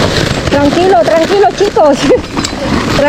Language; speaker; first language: Spanish; non-native, learner; Filipino